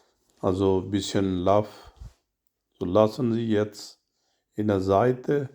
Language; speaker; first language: German; non-native, learner; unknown